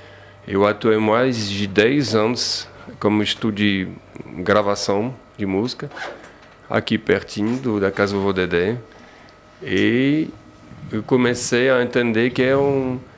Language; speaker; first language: Portuguese; non-native, fluent; French